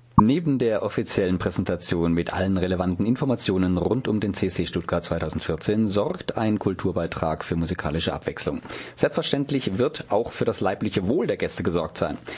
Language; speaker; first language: German; native; German